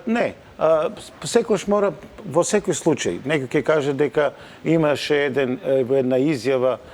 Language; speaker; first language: Macedonian; native; Macedonian